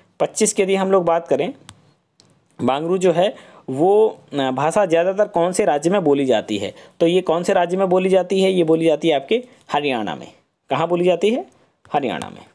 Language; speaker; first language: Hindi; native; Hindi